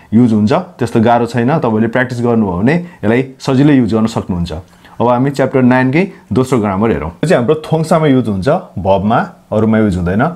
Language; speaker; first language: Nepali; non-native, local second language; Gurung